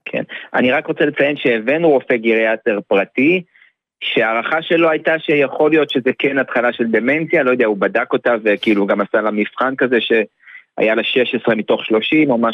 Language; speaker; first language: Hebrew; native; Hebrew